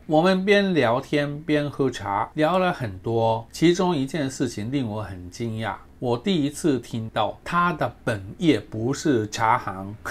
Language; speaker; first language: Chinese; non-native, fluent; Japanese